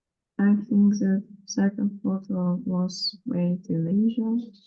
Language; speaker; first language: English; non-native, learner; Russian